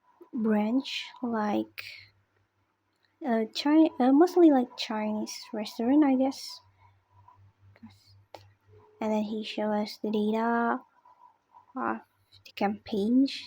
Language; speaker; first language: English; non-native, learner; Indonesian